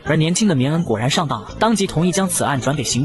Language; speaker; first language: Chinese; native; Chinese